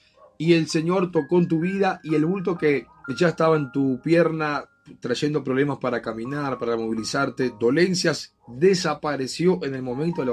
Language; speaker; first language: Spanish; native; Spanish